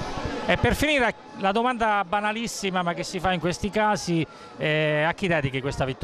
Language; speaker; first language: Italian; native; Italian